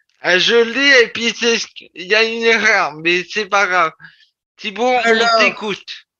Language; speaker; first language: French; native; French